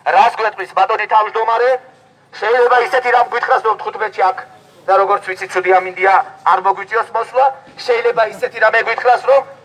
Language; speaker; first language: Georgian; native; Georgian